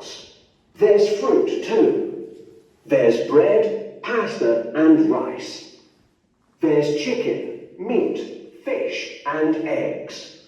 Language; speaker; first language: English; non-native, learner; Kazakh